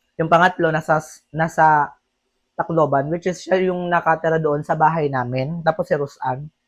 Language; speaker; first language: Filipino; native; Filipino